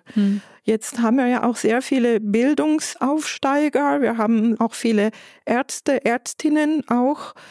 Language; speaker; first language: German; non-native, fluent; Turkish